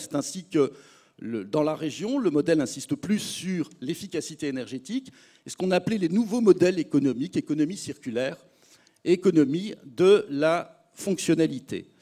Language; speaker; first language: French; native; French